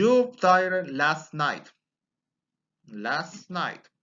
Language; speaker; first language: English; non-native, fluent; Spanish